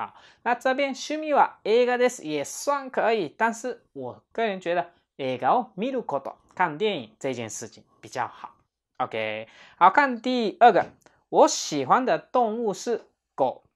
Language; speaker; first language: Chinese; non-native, fluent; Japanese